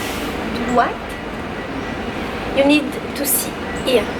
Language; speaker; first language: English; non-native, learner; French